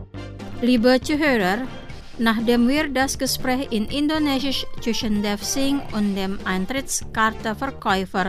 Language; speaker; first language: German; non-native, fluent; Indonesian